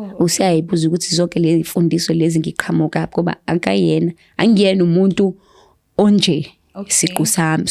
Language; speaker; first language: Zulu; non-native, fluent; Swahili